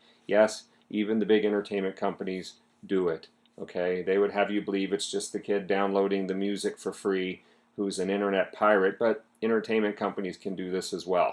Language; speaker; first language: English; native; English